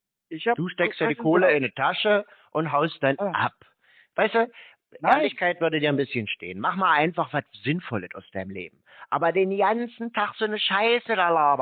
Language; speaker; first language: German; native; German